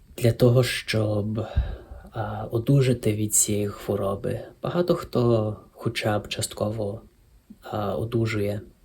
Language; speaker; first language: Ukrainian; early bilingual, heritage; Ukrainian